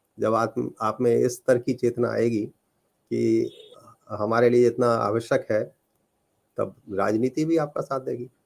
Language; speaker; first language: Hindi; native; Hindi